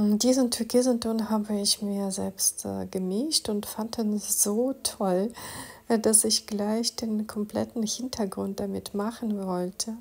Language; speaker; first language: German; non-native, fluent; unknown